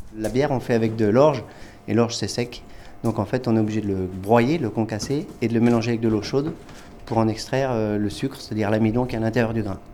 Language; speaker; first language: French; native; French